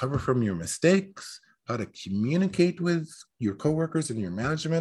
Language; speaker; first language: English; native; English